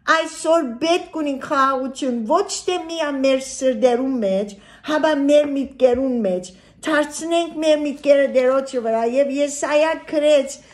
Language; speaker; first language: Armenian; early bilingual, heritage; Armenian